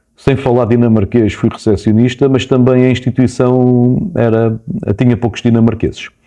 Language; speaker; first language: Portuguese; native; Portuguese